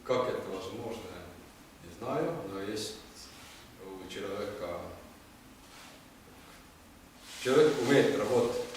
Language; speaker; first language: Russian; non-native, learner; Estonian